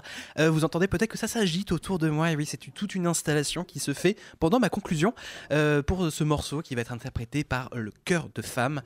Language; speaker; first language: French; native; French